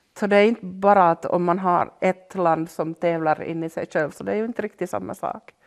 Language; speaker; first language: Swedish; non-native, local second language; Finnish